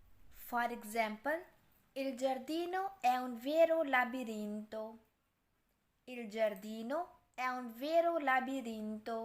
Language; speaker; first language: Italian; non-native, fluent; Urdu